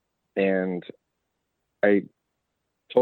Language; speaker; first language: English; native; English